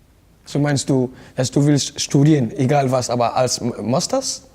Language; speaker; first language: German; non-native, learner; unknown